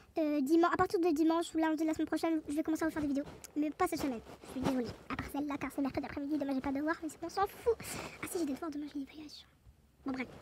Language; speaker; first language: French; native; French